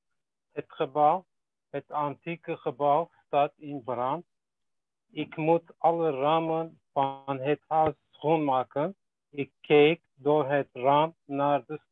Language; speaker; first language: Dutch; non-native, learner; Turkish